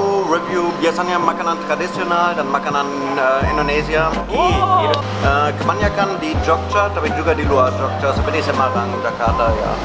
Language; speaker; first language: Indonesian; non-native, fluent; German